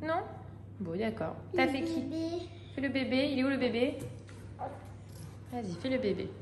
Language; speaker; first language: French; native; French